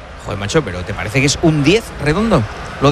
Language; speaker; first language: Spanish; native; Spanish